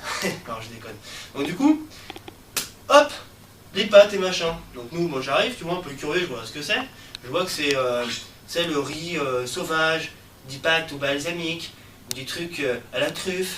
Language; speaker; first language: French; native; French